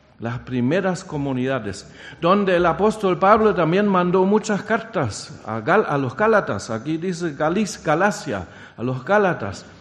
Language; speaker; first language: Spanish; non-native, fluent; German